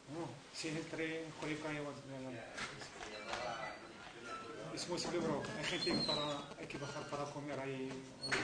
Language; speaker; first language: Spanish; non-native, learner; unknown